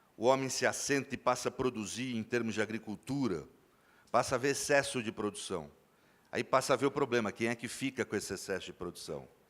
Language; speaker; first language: Portuguese; native; Portuguese